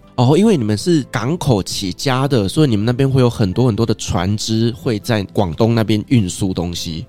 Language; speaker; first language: Chinese; native; Chinese